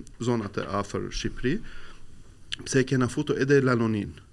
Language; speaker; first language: Albanian; non-native, learner; Arabic